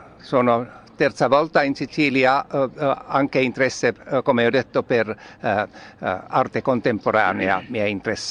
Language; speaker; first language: Italian; non-native, learner; Finnish